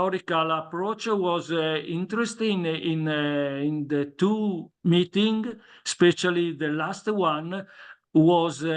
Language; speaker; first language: English; non-native, learner; Italian